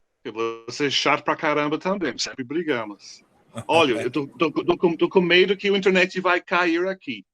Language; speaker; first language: Portuguese; non-native, fluent; English